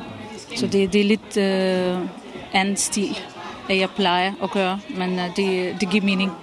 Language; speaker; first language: Danish; non-native, fluent; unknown